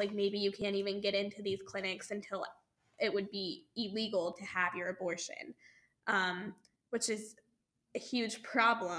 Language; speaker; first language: English; native; English